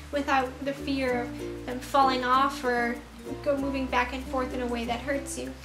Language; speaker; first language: English; native; English